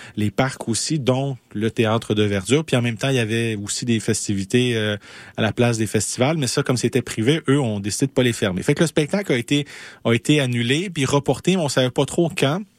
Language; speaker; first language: French; native; French